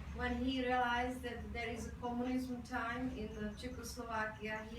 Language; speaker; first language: English; non-native, fluent; Czech